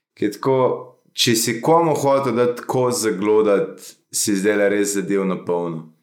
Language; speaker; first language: Slovenian; native; Slovenian